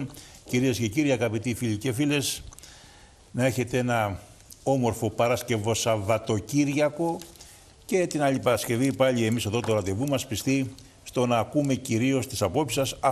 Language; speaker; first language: Greek; native; Greek